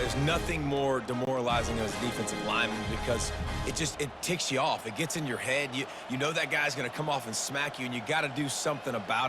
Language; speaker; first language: English; native; English